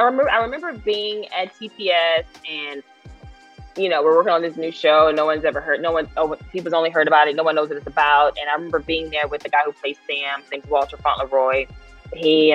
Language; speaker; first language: English; native; English